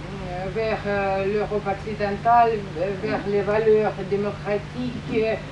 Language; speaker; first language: French; non-native, fluent; Russian